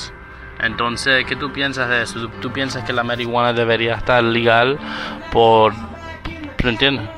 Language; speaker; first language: Spanish; early bilingual, heritage; Spanish